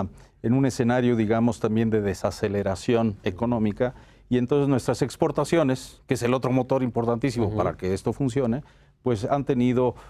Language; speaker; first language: Spanish; native; Spanish